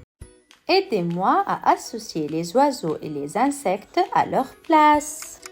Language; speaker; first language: French; non-native, local second language; Arabic